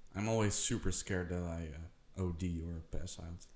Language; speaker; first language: English; non-native, fluent; Dutch